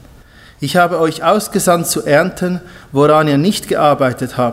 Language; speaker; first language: German; native; German